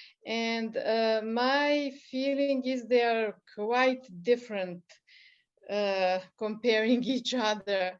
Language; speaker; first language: English; non-native, fluent; Serbian